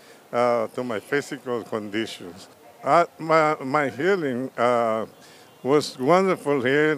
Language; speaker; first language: English; non-native, fluent; Spanish